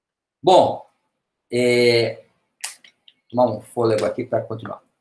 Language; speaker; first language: Portuguese; native; Portuguese